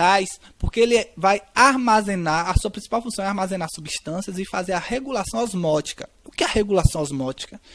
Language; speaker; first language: Portuguese; native; Portuguese